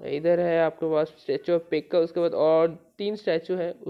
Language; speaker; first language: Hindi; non-native, local second language; Bangla